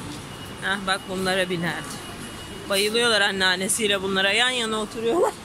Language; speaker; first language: Turkish; native; Turkish